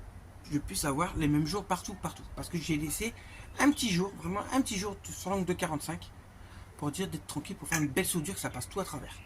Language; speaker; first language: French; native; French